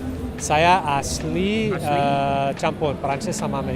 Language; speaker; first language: Indonesian; non-native, fluent; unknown